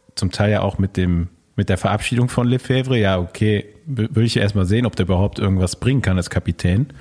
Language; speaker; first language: German; native; German